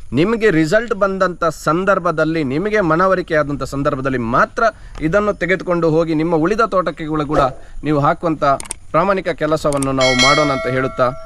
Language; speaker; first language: Kannada; native; Kannada